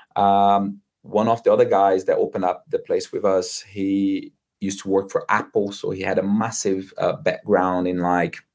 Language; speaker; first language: English; non-native, fluent; Portuguese